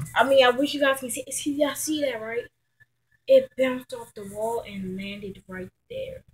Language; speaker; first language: English; native; English